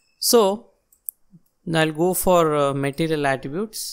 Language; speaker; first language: English; non-native, local second language; Telugu